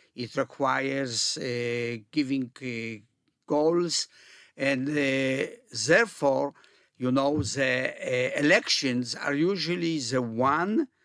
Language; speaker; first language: English; non-native, fluent; Polish